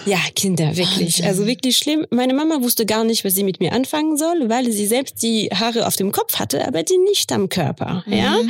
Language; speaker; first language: German; non-native, fluent; French